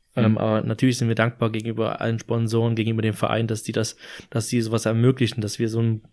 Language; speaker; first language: German; native; German